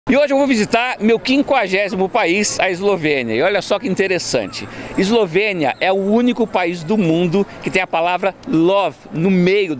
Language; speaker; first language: Portuguese; native; Portuguese